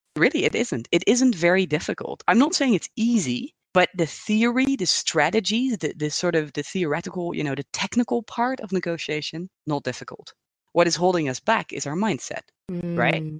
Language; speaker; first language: English; non-native, fluent; Dutch